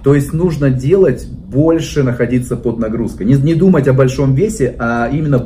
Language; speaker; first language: Russian; native; Russian